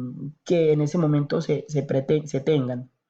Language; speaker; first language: Spanish; native; Spanish